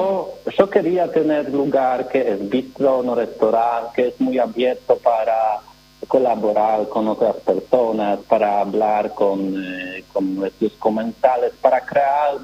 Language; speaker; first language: Spanish; non-native, learner; Polish